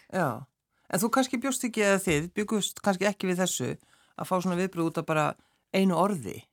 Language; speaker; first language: Icelandic; native; Icelandic